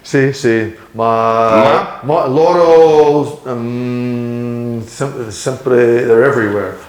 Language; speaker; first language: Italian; non-native, learner; English